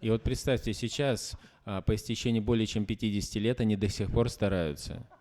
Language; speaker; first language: Russian; native; Russian